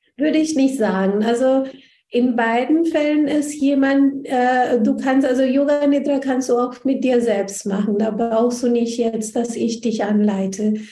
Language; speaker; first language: German; non-native, fluent; Hindi